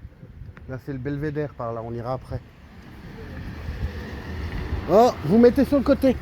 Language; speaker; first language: French; native; French